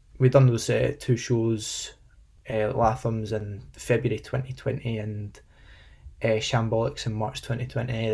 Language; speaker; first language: English; native; English